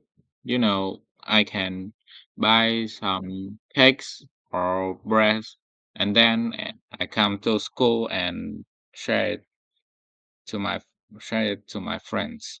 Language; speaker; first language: English; non-native, learner; Vietnamese